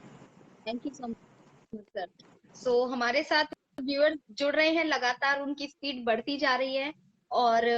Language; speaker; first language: Hindi; native; Hindi